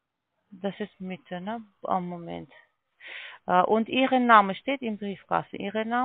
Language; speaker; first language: German; non-native, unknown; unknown